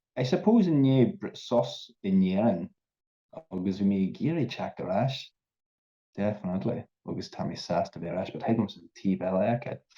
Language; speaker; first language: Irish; non-native, local second language; English